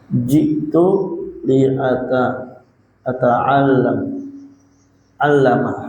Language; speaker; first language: Arabic; non-native, fluent; Indonesian